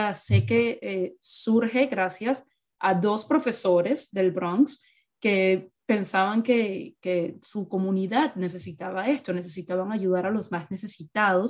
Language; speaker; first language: Spanish; native; Spanish